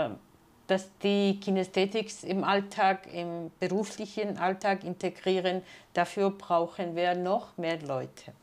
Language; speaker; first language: German; non-native, fluent; Georgian